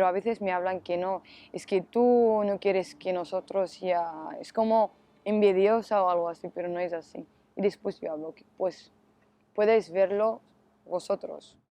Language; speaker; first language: Spanish; non-native, learner; Arabic